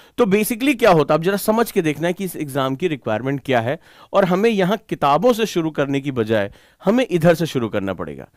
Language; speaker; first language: Hindi; native; Hindi